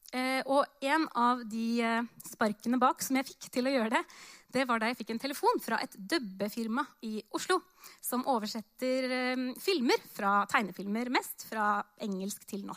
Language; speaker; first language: Norwegian; native; Norwegian